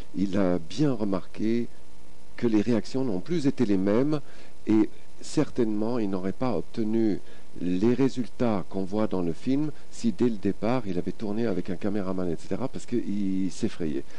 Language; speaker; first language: French; native; French